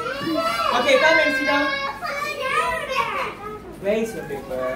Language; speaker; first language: English; non-native, local second language; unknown